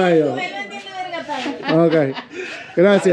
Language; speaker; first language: Spanish; non-native, learner; English